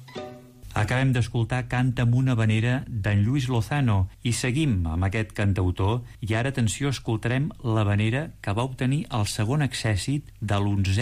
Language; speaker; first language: Catalan; native; Catalan